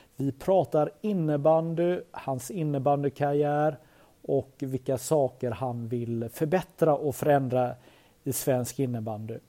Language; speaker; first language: Swedish; native; Swedish